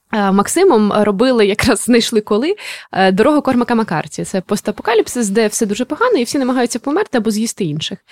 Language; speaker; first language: Ukrainian; native; Ukrainian